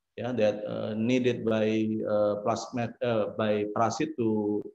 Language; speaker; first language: English; non-native, learner; Indonesian